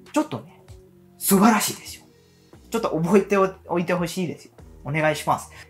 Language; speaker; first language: Japanese; non-native, learner; Hindi